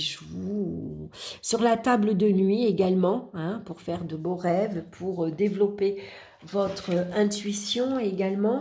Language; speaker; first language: French; native; French